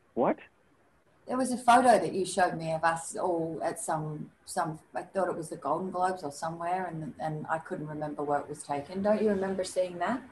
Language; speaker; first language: English; native; English